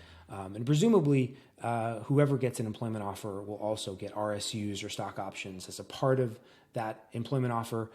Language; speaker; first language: English; native; English